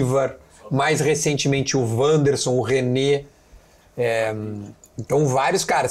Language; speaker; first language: Portuguese; native; Portuguese